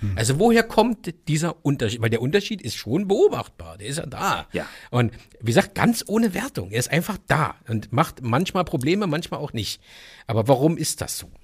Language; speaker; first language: German; native; German